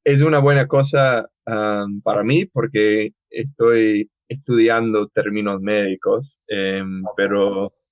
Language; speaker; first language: Spanish; non-native, fluent; English